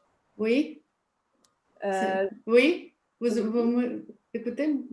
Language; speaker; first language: French; non-native, learner; Russian